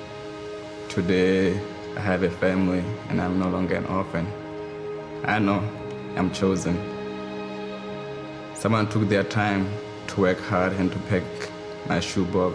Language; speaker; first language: English; non-native, local second language; Southern Sotho